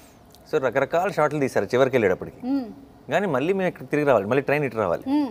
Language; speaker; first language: Telugu; native; Telugu